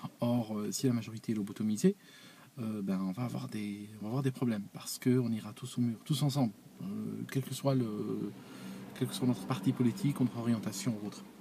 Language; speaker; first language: French; non-native, local second language; Arabic